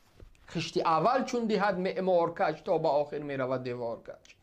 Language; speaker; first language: Persian; native; Persian